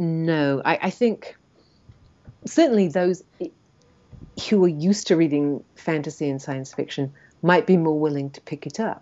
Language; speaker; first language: English; native; English